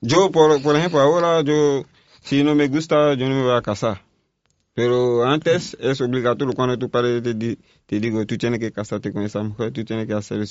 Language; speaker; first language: Spanish; non-native, learner; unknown